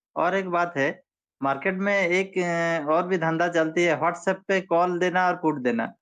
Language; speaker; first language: Hindi; non-native, local second language; Bangla